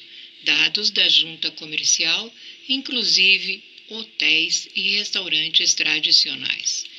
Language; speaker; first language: Portuguese; native; Portuguese